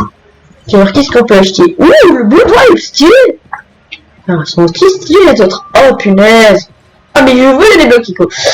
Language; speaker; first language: French; native; French